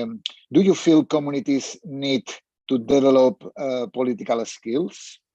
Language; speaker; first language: English; non-native, learner; Spanish